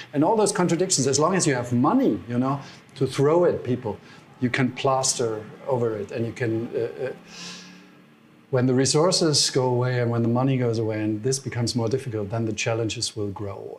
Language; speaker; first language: English; non-native, fluent; German